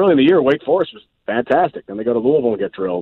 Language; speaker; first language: English; native; English